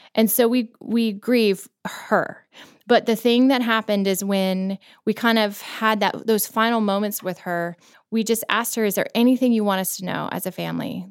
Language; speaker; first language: English; native; English